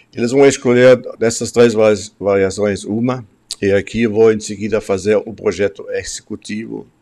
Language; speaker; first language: Portuguese; non-native, fluent; German